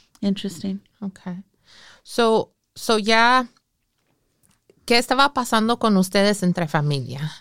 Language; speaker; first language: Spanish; early bilingual, heritage; English